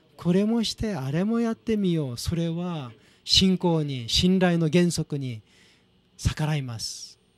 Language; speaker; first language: Japanese; non-native, fluent; Korean